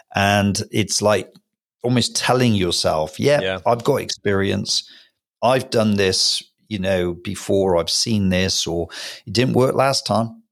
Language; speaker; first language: English; native; English